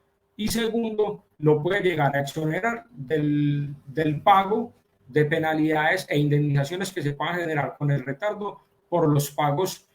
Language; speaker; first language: Spanish; native; Spanish